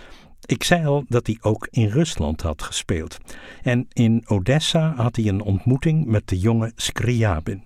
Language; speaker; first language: Dutch; native; Dutch